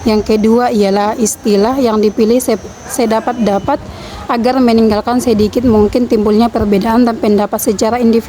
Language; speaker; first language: Indonesian; native; Indonesian